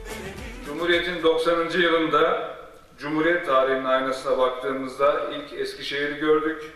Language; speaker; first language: Turkish; native; Turkish